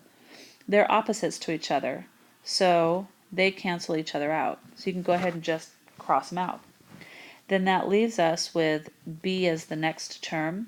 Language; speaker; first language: English; native; English